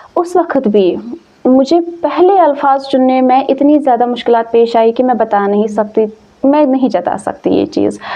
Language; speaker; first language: Urdu; non-native, local second language; Kashmiri